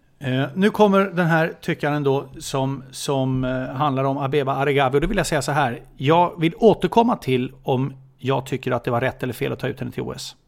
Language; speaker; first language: Swedish; native; Swedish